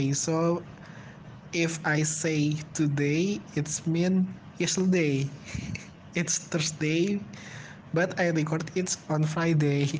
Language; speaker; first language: English; non-native, learner; Indonesian